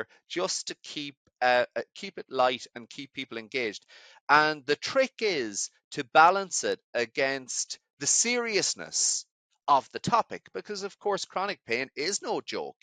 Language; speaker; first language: English; native; English